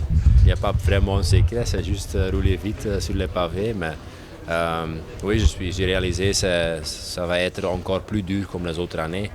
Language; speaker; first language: French; non-native, learner; Dutch